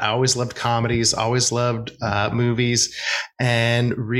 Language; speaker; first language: English; native; English